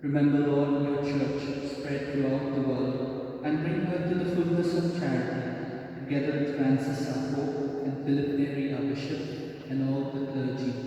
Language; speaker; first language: English; non-native, local second language; Konkani